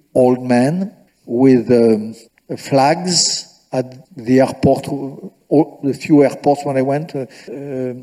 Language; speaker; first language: English; non-native, fluent; French